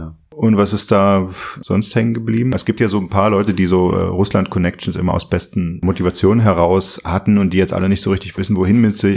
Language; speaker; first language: German; native; German